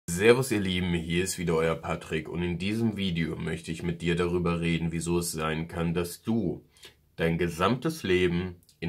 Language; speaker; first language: German; native; German